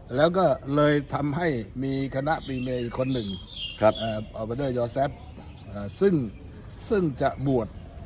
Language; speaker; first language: Thai; native; Thai